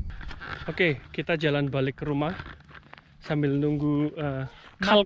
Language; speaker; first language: Indonesian; native; Indonesian